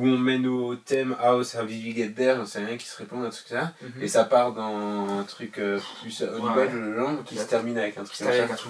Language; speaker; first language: French; native; French